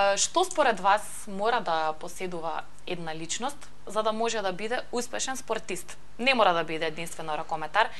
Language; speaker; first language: Macedonian; native; Macedonian